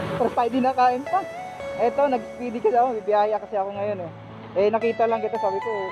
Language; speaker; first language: Filipino; non-native, local second language; Waray